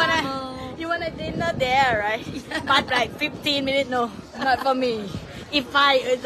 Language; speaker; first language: English; non-native, learner; Thai